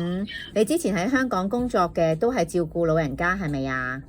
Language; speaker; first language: Cantonese; native; Cantonese